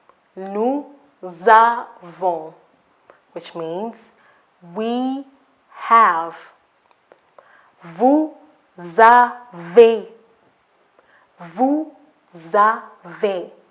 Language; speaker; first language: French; non-native, fluent; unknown